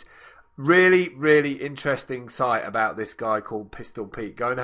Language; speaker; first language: English; native; English